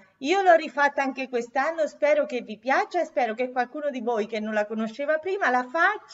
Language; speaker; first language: Italian; native; Italian